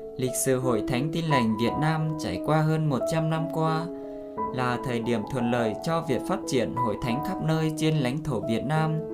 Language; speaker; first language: Vietnamese; non-native, local second language; Iu Mien